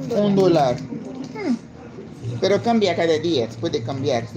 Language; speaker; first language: Spanish; non-native, learner; English